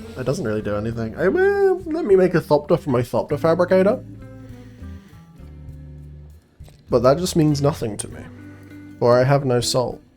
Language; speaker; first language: English; native; English